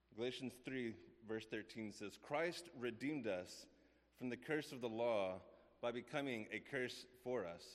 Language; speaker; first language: English; native; English